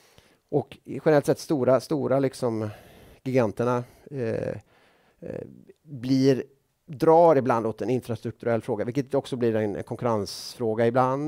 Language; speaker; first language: Swedish; native; Swedish